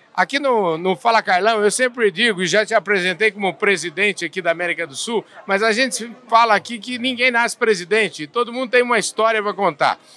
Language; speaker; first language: Portuguese; native; Portuguese